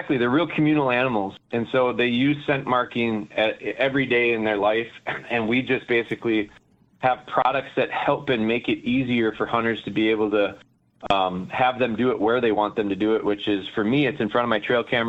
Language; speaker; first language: English; native; English